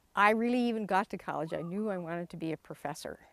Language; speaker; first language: English; native; English